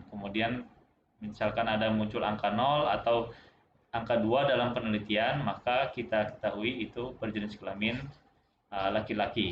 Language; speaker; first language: Indonesian; native; Indonesian